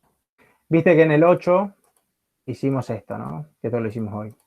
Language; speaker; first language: Spanish; native; Spanish